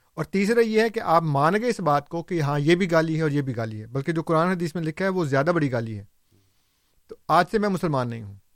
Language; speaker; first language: Urdu; non-native, local second language; Punjabi